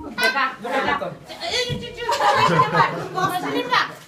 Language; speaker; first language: Bulgarian; native; Bulgarian